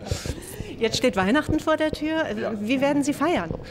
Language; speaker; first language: German; native; German